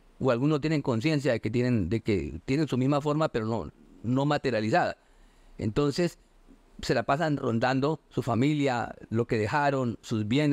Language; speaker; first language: Spanish; native; Spanish